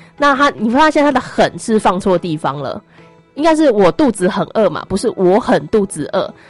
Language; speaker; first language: Chinese; native; Chinese